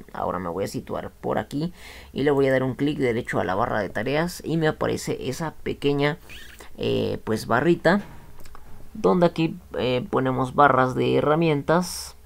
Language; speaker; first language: Spanish; native; Spanish